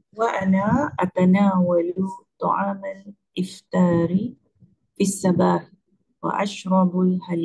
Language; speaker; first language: Arabic; non-native, learner; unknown